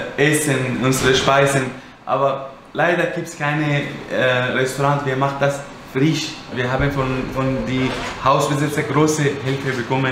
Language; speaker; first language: German; non-native, learner; Arabic